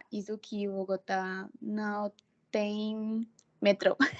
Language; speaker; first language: Portuguese; non-native, fluent; Spanish